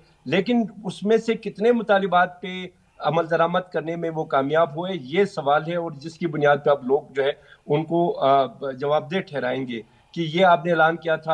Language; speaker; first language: Hindi; non-native, local second language; Balti